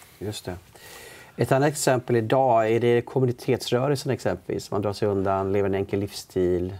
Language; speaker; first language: Swedish; native; Swedish